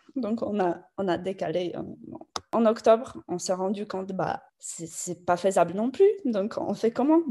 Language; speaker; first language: French; non-native, fluent; Polish